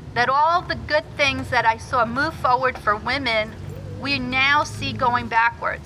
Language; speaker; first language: English; early bilingual, other home language; Spanish